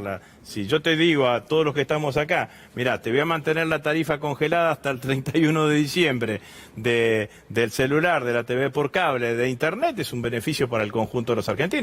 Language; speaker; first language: Spanish; native; Spanish